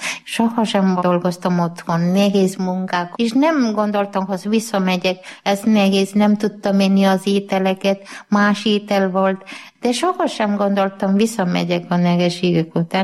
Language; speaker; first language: Hungarian; non-native, learner; Malayalam